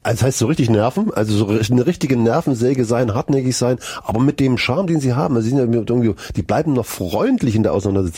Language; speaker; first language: German; native; German